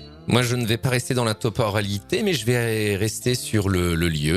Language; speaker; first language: French; native; French